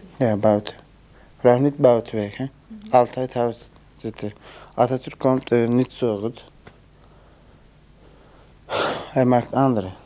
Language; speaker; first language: Dutch; non-native, learner; Turkish